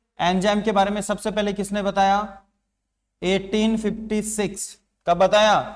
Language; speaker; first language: Hindi; native; Hindi